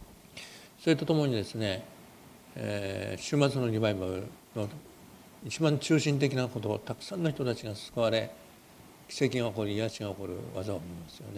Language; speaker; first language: Japanese; native; Japanese